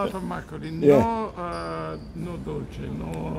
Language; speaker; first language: English; non-native, learner; Italian